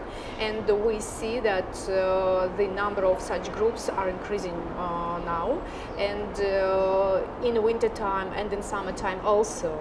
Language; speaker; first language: English; non-native, fluent; Russian